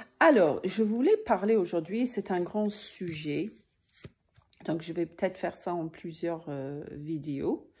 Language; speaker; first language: French; native; French